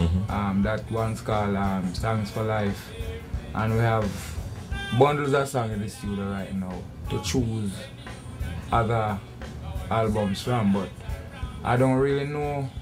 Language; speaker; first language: English; non-native, local second language; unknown